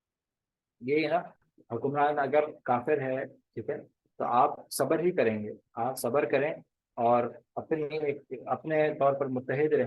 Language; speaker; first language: Urdu; native; Urdu